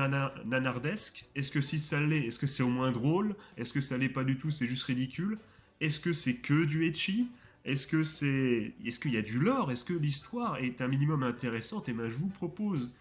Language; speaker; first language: French; native; French